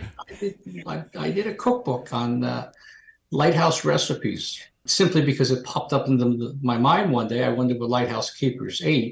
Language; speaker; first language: English; native; English